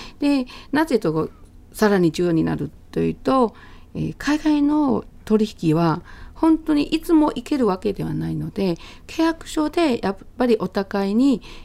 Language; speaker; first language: Japanese; non-native, fluent; Chinese